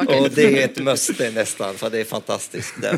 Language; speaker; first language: Swedish; non-native, fluent; French